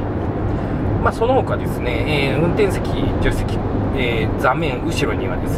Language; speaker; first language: Japanese; native; Japanese